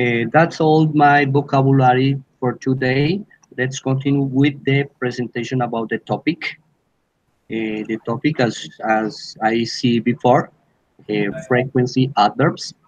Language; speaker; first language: English; non-native, learner; Spanish